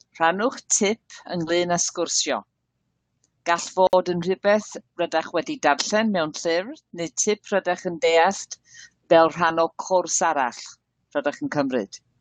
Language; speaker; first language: Welsh; non-native, learner; English